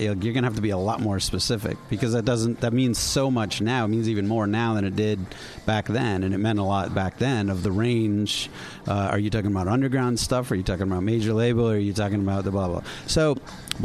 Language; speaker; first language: English; native; English